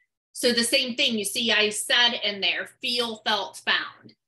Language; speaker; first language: English; native; English